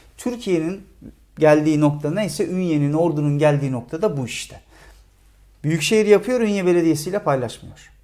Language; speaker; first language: Turkish; native; Turkish